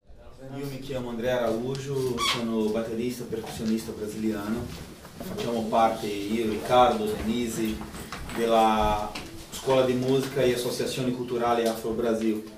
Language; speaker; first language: Italian; non-native, fluent; Portuguese